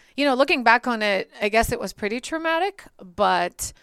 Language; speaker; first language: English; early bilingual, other home language; Bulgarian